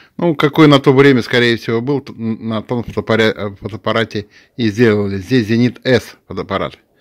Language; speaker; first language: Russian; non-native, local second language; Tatar